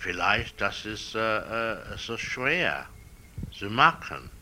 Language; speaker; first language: German; non-native, learner; English